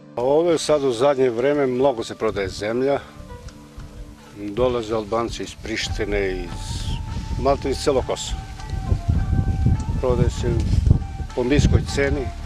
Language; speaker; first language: Serbian; native; Serbian